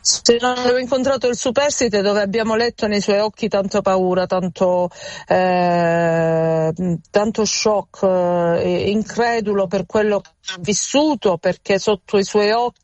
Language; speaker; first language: Italian; native; Italian